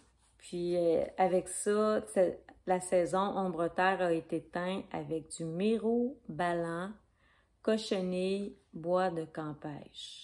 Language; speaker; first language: French; native; French